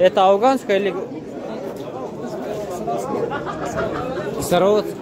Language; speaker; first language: Russian; non-native, local second language; Kyrgyz